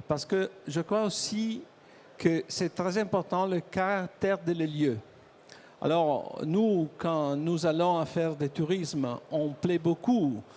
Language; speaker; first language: French; non-native, learner; Italian